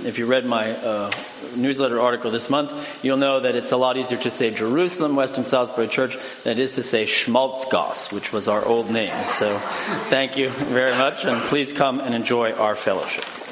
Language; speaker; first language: English; native; English